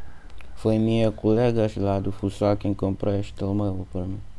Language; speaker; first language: Portuguese; non-native, learner; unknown